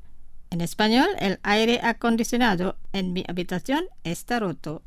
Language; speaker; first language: Spanish; non-native, fluent; Indonesian